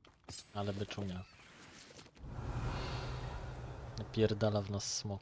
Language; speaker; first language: Polish; native; Polish